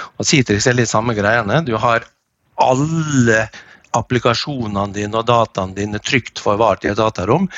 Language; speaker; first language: Norwegian; native; Norwegian